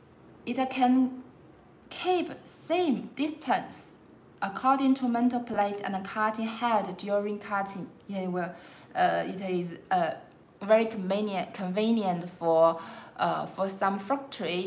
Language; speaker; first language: English; non-native, learner; Chinese